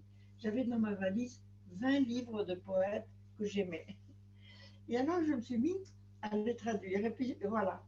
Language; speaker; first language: French; non-native, fluent; Spanish